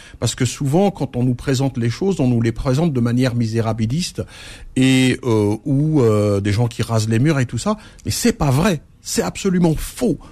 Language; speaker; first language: French; early bilingual, other home language; Arabic